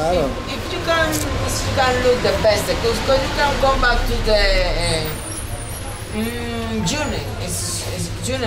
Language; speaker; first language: English; non-native, learner; Spanish